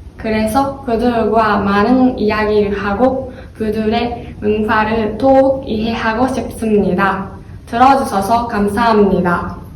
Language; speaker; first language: Korean; non-native, learner; Japanese